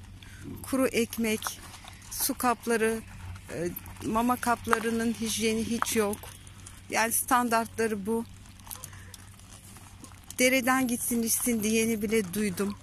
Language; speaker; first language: Turkish; native; Turkish